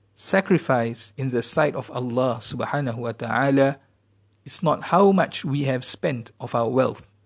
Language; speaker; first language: English; non-native, local second language; Malay